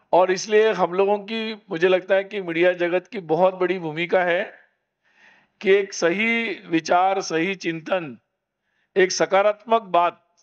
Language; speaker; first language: Hindi; non-native, local second language; Marathi